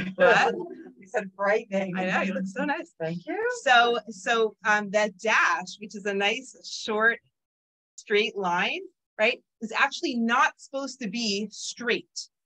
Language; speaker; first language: English; native; English